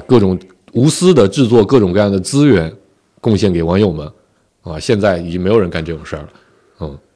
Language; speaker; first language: Chinese; non-native, local second language; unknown